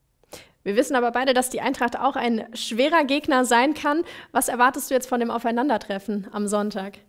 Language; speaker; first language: German; native; German